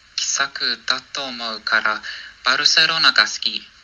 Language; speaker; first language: Japanese; non-native, learner; English